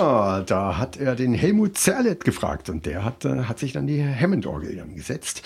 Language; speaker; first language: German; native; German